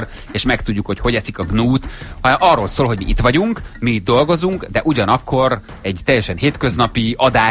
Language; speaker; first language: Hungarian; native; Hungarian